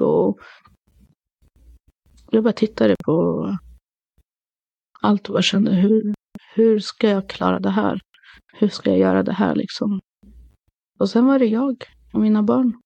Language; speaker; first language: Swedish; early bilingual, other home language; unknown